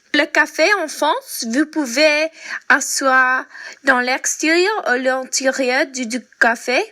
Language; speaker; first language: French; non-native, learner; English